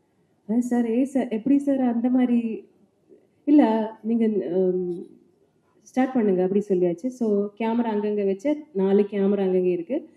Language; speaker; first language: Tamil; non-native, learner; Malayalam